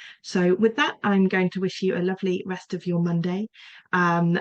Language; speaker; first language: English; native; English